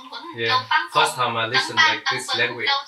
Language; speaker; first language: English; non-native, learner; Vietnamese